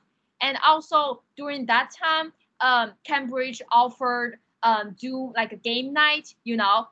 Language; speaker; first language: English; non-native, fluent; Chinese